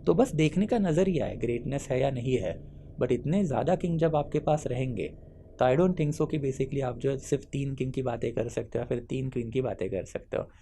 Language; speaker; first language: Hindi; non-native, local second language; Marathi